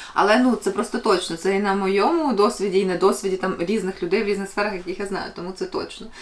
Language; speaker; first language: Ukrainian; native; Ukrainian